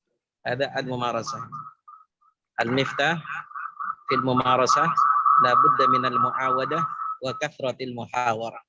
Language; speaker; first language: Arabic; non-native, fluent; Malay